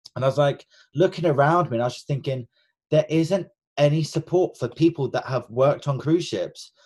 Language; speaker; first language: English; native; English